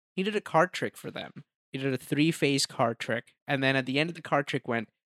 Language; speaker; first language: English; non-native, local second language; Hindi